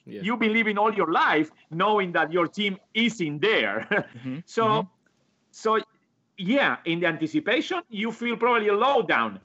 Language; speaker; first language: English; non-native, fluent; Spanish